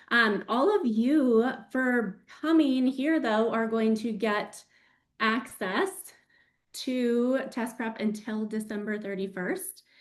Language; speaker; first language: English; native; English